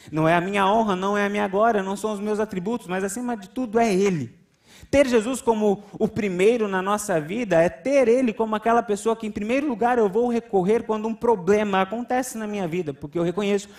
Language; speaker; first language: Portuguese; native; Portuguese